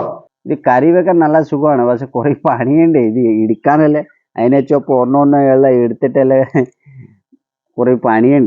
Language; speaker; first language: Malayalam; non-native, fluent; Odia